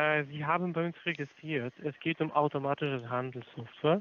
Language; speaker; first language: German; non-native, fluent; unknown